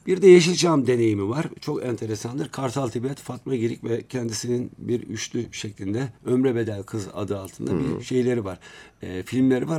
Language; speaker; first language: Turkish; native; Turkish